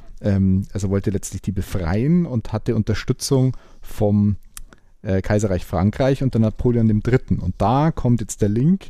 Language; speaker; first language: German; native; German